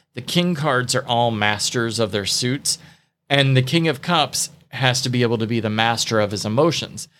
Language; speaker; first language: English; native; English